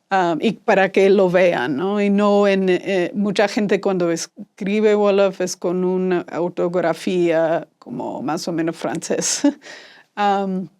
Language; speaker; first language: Spanish; non-native, fluent; English